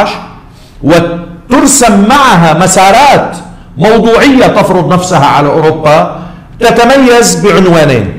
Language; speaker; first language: Arabic; native; Arabic